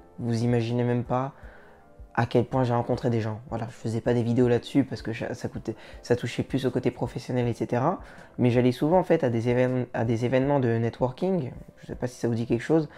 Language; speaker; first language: French; native; French